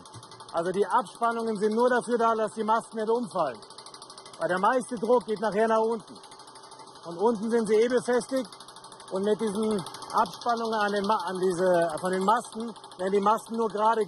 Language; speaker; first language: German; native; German